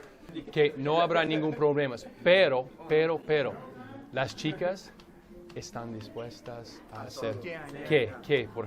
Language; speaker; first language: Spanish; non-native, learner; English